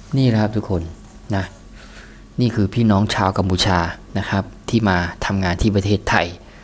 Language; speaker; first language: Thai; native; Thai